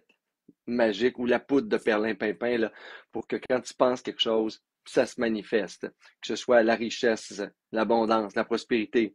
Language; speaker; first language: French; native; French